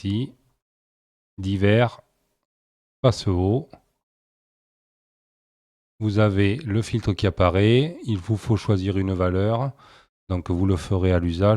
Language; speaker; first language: French; native; French